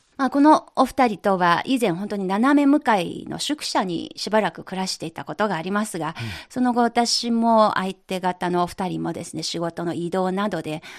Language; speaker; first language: Japanese; non-native, fluent; Chinese